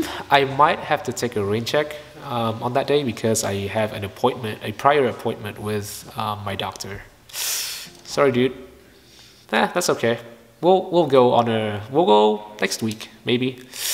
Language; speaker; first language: English; non-native, fluent; Vietnamese